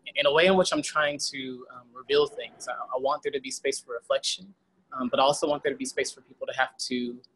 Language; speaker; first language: English; native; English